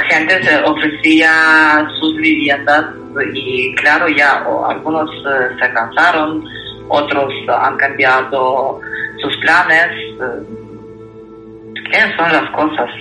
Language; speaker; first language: Spanish; non-native, fluent; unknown